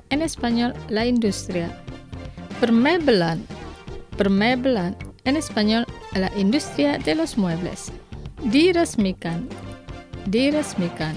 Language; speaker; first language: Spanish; non-native, fluent; Indonesian